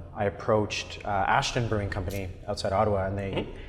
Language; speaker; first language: English; native; English